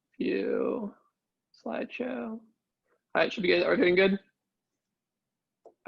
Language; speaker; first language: English; native; English